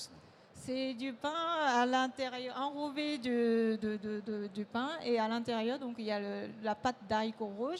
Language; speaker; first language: French; non-native, fluent; Japanese